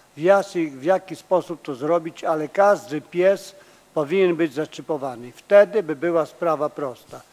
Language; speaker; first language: Polish; native; Polish